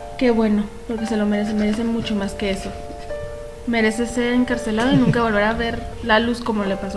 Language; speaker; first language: Spanish; native; Spanish